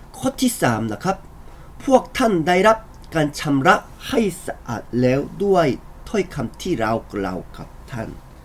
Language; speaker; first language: Thai; non-native, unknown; Korean